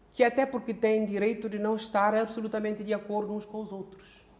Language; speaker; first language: Portuguese; non-native, local second language; Kabuverdianu